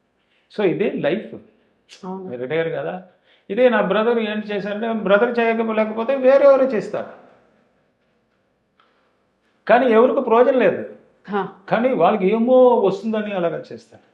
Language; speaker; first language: Telugu; non-native, learner; Tamil